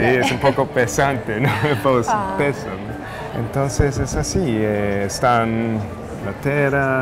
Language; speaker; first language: Spanish; non-native, learner; Italian